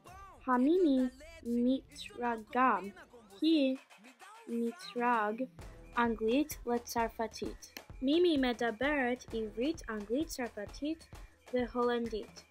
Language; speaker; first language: Hebrew; non-native, learner; English